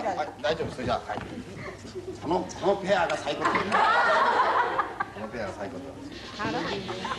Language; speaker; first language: Japanese; native; Japanese